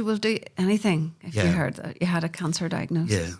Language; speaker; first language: English; native; English